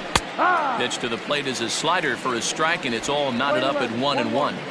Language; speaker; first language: English; native; English